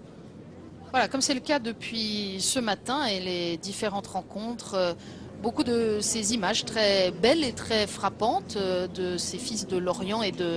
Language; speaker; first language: French; native; French